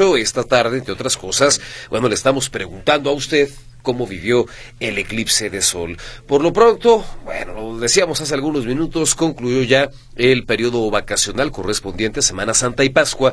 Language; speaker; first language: Spanish; native; Spanish